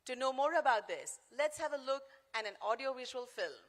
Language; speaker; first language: English; non-native, local second language; Gujarati